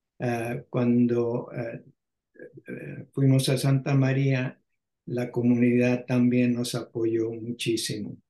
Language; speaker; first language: Spanish; early bilingual, heritage; Spanish